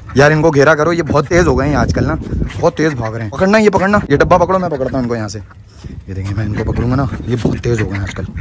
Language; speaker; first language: Urdu; native; Urdu